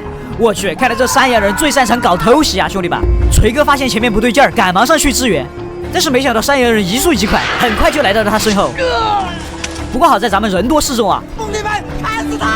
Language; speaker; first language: Chinese; native; Chinese